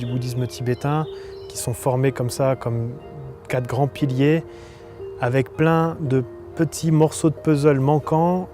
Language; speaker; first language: French; native; French